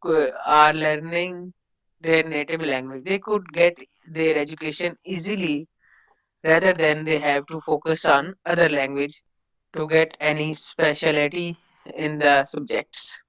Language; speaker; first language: English; non-native, fluent; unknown